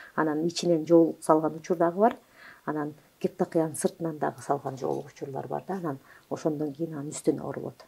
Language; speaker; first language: Kyrgyz; native; Kyrgyz